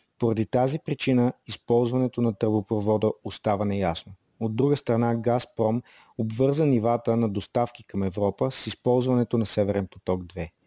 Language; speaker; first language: Bulgarian; native; Bulgarian